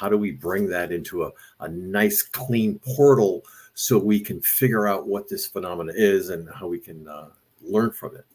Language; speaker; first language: English; native; English